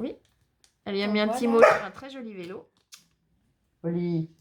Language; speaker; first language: French; native; French